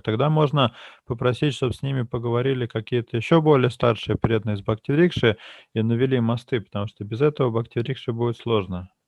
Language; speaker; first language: Russian; native; Russian